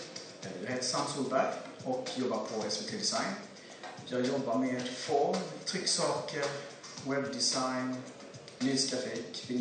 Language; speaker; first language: Swedish; native; Swedish